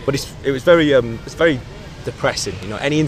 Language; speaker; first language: English; native; English